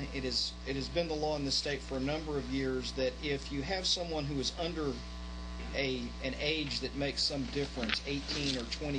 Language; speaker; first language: English; native; English